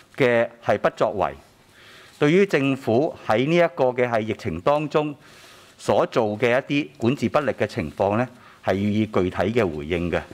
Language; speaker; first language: Cantonese; native; Cantonese